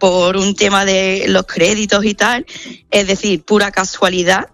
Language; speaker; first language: Spanish; non-native, fluent; English